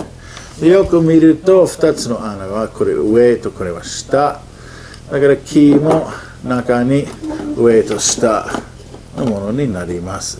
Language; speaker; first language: Japanese; non-native, fluent; English